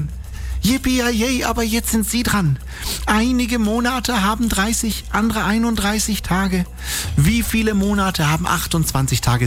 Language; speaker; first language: German; native; German